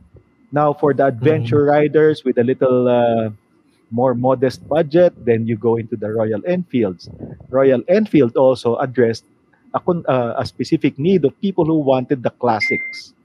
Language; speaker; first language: English; non-native, local second language; Filipino